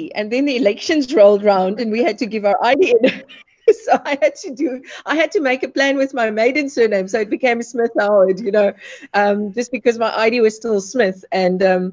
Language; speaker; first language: English; non-native, local second language; Afrikaans